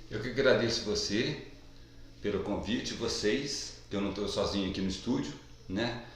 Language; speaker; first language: Portuguese; native; Portuguese